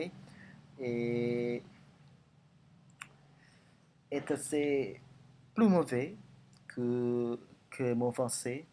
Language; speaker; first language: French; non-native, learner; Indonesian